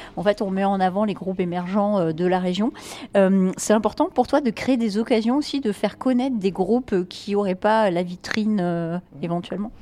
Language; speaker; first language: French; native; French